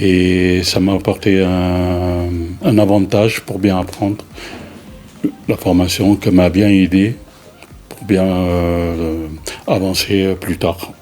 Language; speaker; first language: French; non-native, fluent; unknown